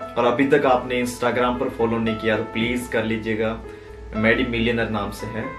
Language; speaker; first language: Hindi; native; Hindi